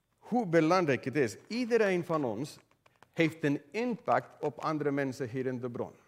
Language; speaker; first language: Dutch; non-native, fluent; Spanish